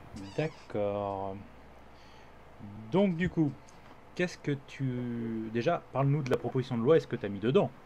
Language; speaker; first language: French; native; French